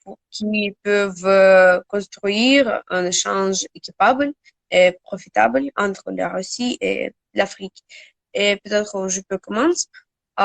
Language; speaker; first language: French; non-native, learner; Russian